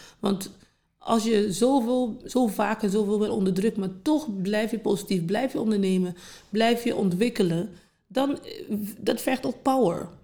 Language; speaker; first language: Dutch; non-native, local second language; English